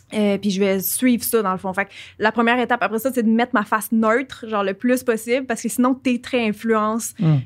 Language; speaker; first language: French; native; French